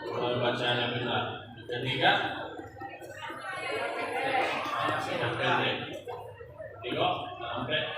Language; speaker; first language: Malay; non-native, learner; Arabic